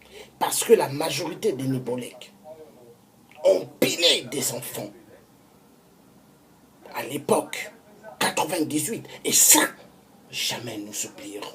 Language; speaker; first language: French; non-native, local second language; Kongo